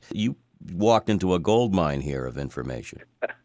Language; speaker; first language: English; native; English